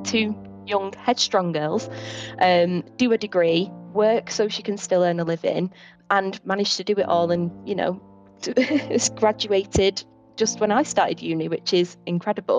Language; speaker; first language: English; native; English